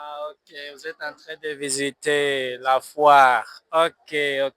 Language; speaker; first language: French; non-native, fluent; Portuguese